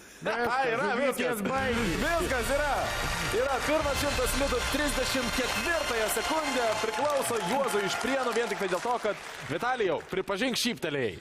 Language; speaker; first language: Lithuanian; native; Lithuanian